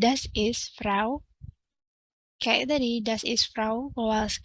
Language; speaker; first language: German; non-native, fluent; Indonesian